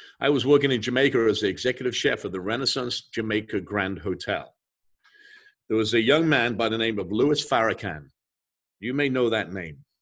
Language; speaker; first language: English; native; English